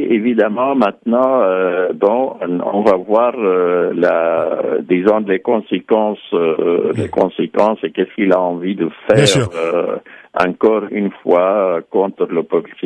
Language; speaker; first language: French; non-native, fluent; Arabic